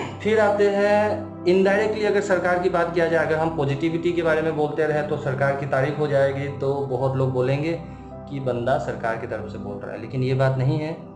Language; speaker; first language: Hindi; non-native, local second language; Assamese